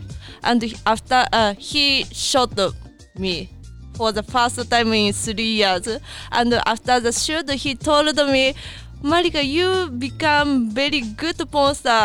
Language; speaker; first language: English; non-native, learner; Japanese